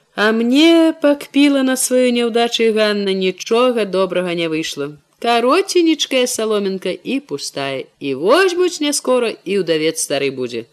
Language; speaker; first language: Belarusian; native; Belarusian